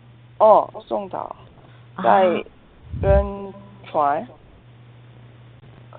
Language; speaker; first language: Chinese; non-native, learner; Korean